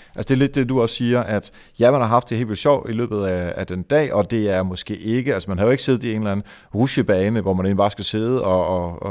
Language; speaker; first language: Danish; native; Danish